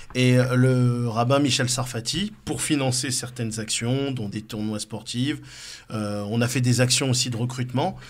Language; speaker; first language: French; native; French